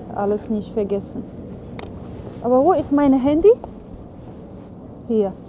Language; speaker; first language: German; non-native, learner; Uzbek